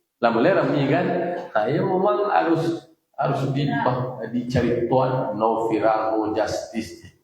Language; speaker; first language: Indonesian; non-native, local second language; Minangkabau